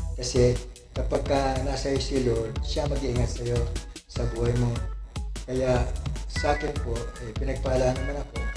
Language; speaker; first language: Filipino; native; Filipino